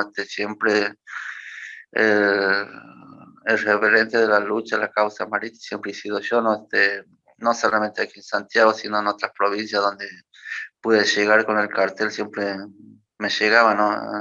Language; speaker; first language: Spanish; native; Spanish